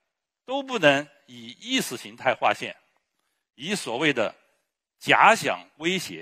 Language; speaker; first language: Chinese; native; Chinese